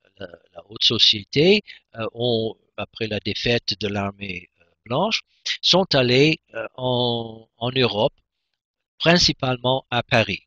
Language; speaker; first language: French; non-native, fluent; English